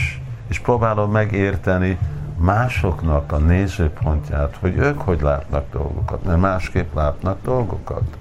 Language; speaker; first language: Hungarian; early bilingual, heritage; Hungarian